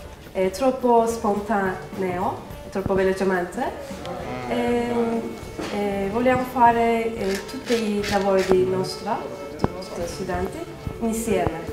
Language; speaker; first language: Italian; non-native, learner; Turkish